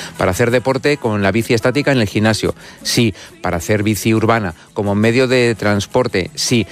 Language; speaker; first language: Spanish; native; Spanish